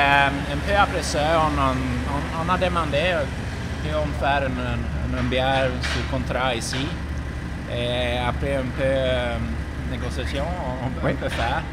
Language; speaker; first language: French; non-native, learner; Swedish